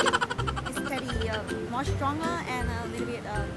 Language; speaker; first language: English; non-native, learner; Vietnamese